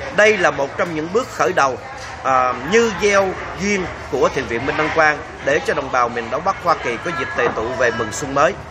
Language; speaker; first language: Vietnamese; native; Vietnamese